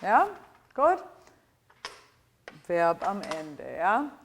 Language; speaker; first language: German; non-native, fluent; English